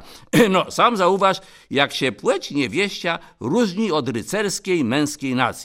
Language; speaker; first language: Polish; native; Polish